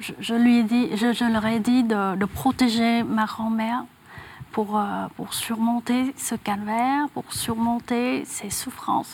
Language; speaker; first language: French; non-native, fluent; Vietnamese